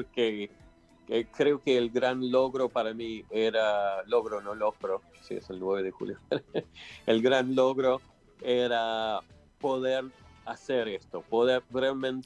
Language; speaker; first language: Spanish; non-native, fluent; English